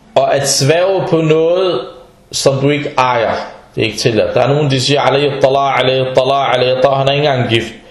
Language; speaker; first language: Danish; non-native, fluent; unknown